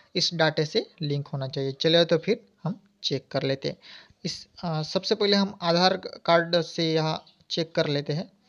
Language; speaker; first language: Hindi; non-native, local second language; Marathi